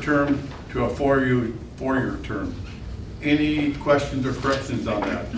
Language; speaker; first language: English; native; English